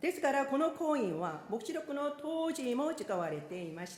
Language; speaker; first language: Japanese; non-native, fluent; Korean